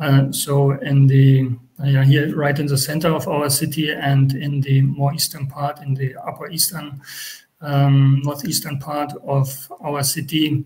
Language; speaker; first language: English; non-native, fluent; German